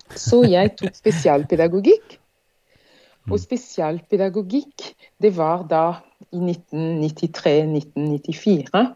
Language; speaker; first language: Norwegian; non-native, fluent; French